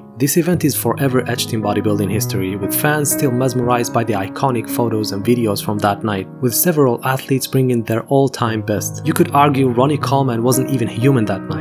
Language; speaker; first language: English; native; English